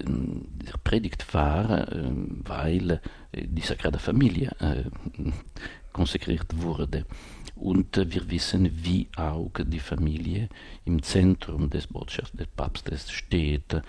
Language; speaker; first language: German; non-native, fluent; Italian